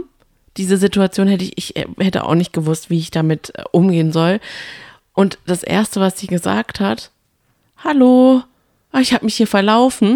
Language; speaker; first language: German; native; German